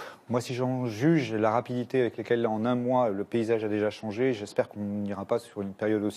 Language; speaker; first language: French; native; French